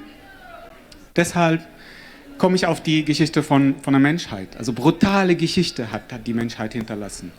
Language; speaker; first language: German; non-native, fluent; Arabic